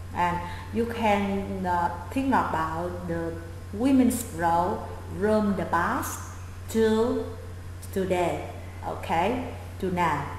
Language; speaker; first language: English; non-native, fluent; Vietnamese